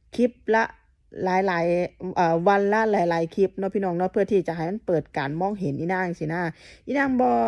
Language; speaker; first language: Thai; native; Thai